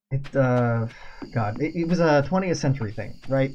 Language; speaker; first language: English; native; English